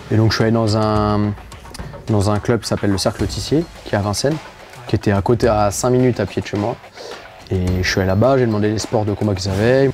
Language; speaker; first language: French; native; French